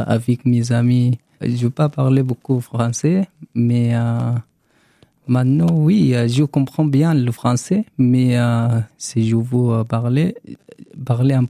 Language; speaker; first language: French; non-native, learner; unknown